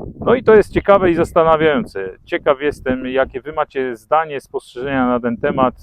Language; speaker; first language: Polish; native; Polish